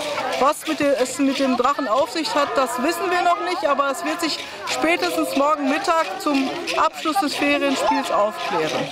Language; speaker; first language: German; native; German